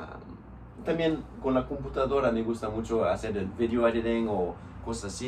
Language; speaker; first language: Spanish; non-native, fluent; English